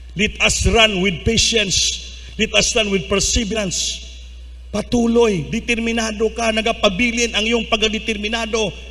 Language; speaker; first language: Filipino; non-native, local second language; Cebuano